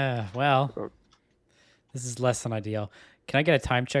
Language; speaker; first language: English; native; English